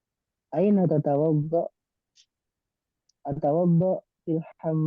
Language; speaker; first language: Arabic; non-native, learner; Indonesian